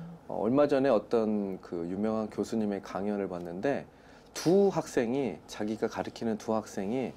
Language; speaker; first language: Korean; native; Korean